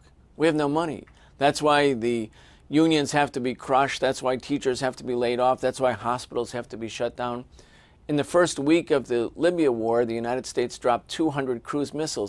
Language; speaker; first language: English; native; English